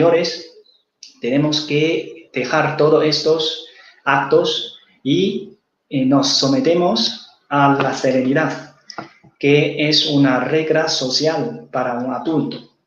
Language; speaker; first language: Spanish; non-native, fluent; Chinese